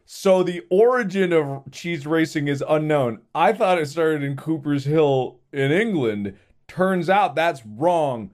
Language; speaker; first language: English; native; English